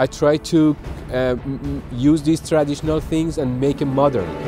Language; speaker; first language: English; non-native, learner; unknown